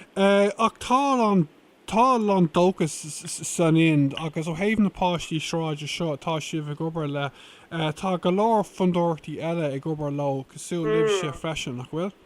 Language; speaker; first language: Irish; non-native, local second language; English